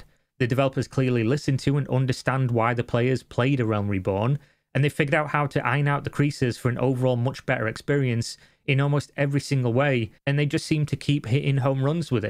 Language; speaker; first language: English; native; English